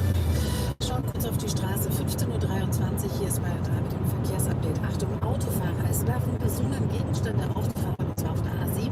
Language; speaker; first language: German; native; German